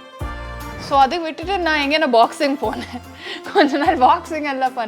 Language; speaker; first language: Tamil; non-native, learner; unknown